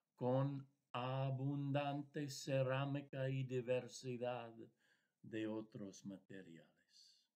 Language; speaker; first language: Spanish; non-native, fluent; English